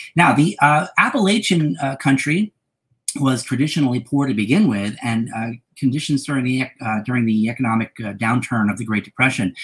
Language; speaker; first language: English; native; English